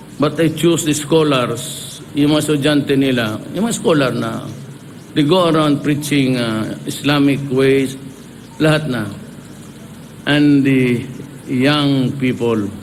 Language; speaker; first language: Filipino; non-native, local second language; Cebuano